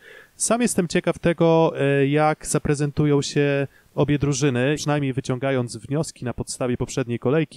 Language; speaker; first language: Polish; native; Polish